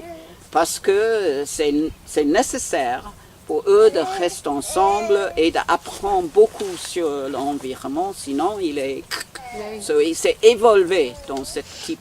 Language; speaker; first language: French; non-native, learner; English